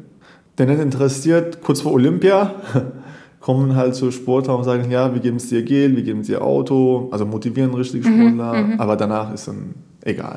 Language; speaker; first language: German; non-native, fluent; Persian